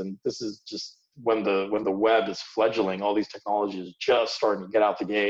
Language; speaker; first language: English; early bilingual, other home language; Hindi